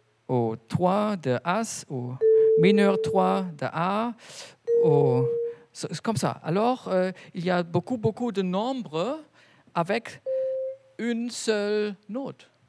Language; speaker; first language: French; non-native, fluent; German